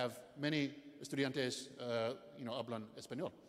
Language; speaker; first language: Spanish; non-native, learner; English